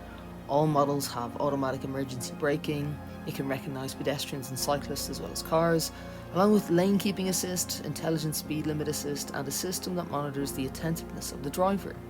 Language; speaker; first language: English; native; English